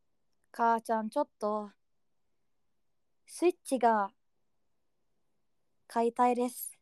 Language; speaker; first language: Japanese; non-native, learner; Indonesian